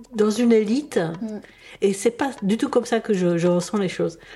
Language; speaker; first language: French; early bilingual, other home language; Czech